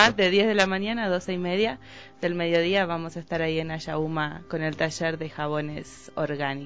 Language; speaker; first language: Spanish; native; Spanish